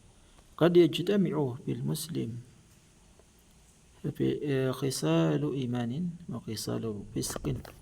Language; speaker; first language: Arabic; non-native, fluent; Filipino